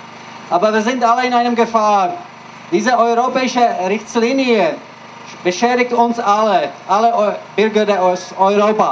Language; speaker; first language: German; non-native, fluent; Czech